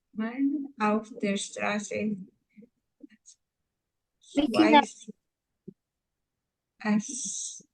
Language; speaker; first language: German; non-native, learner; Filipino